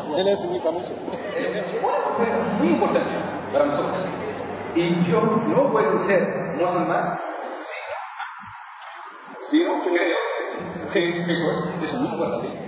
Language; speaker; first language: Spanish; non-native, fluent; Arabic